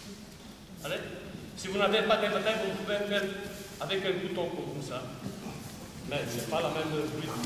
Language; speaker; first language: French; non-native, fluent; Romanian